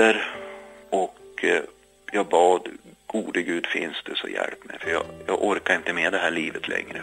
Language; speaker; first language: Swedish; native; Swedish